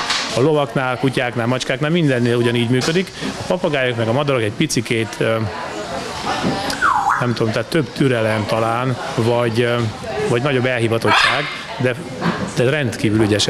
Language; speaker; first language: Hungarian; native; Hungarian